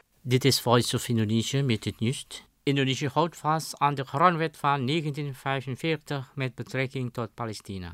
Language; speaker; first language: Dutch; non-native, fluent; Indonesian